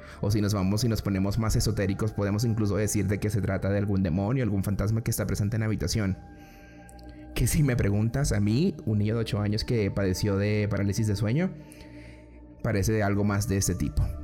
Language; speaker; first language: Spanish; native; Spanish